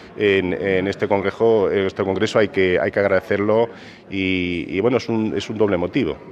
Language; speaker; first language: Spanish; native; Spanish